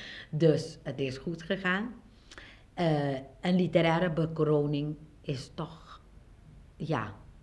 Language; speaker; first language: Dutch; non-native, local second language; Papiamento